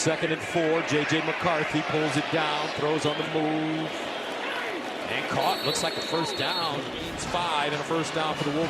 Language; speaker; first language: English; native; English